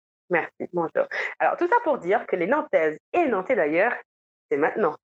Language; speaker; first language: French; native; French